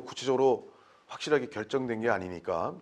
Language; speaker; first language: Korean; native; Korean